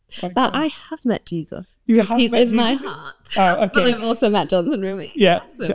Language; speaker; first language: English; native; English